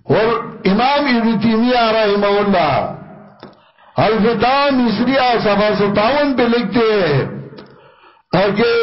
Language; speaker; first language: Urdu; non-native, local second language; Pashto